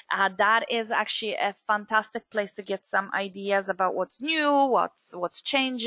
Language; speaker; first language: English; non-native, fluent; Polish